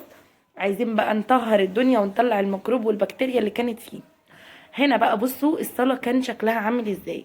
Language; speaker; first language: Arabic; native; Arabic